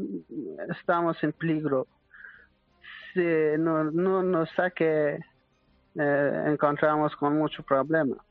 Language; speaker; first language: Spanish; non-native, learner; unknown